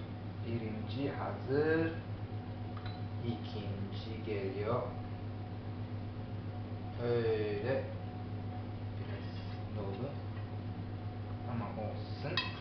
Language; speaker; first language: Turkish; non-native, learner; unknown